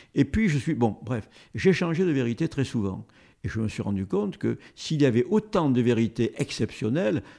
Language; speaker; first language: French; native; French